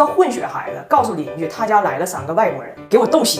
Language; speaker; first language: Chinese; native; Chinese